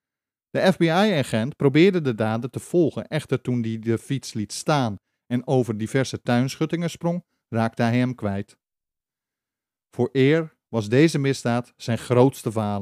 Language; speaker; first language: Dutch; native; Dutch